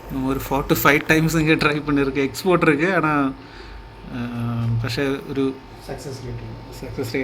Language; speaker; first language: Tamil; non-native, learner; Malayalam